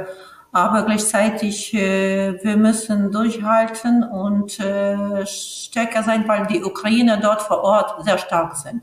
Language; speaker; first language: German; non-native, fluent; Ukrainian